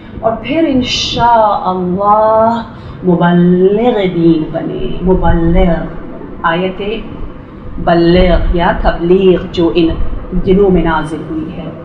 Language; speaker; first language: Urdu; native; Urdu